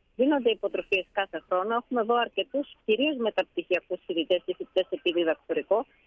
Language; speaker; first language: Greek; native; Greek